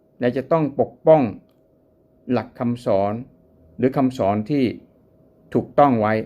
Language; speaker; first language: Thai; native; Thai